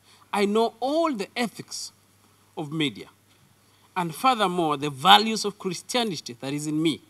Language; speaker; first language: English; non-native, local second language; Kalenjin